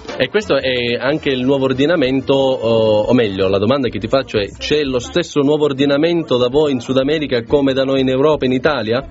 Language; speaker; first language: Italian; native; Italian